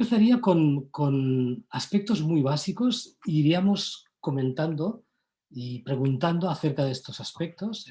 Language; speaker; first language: Spanish; non-native, local second language; Catalan